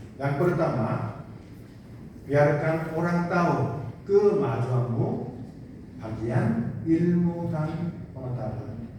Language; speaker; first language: Indonesian; non-native, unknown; Korean